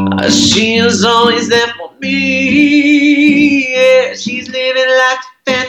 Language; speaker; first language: English; early bilingual, other home language; Portuguese